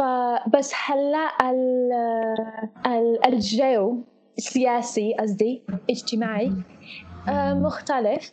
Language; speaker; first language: Arabic; non-native, fluent; English